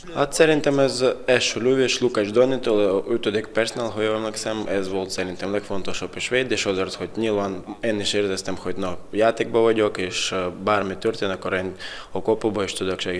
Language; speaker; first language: Hungarian; non-native, fluent; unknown